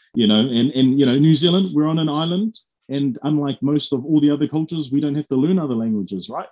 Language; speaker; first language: English; native; English